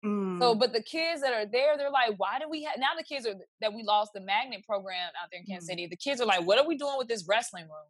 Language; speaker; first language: English; native; English